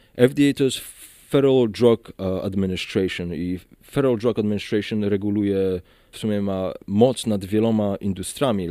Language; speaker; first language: Polish; early bilingual, heritage; Polish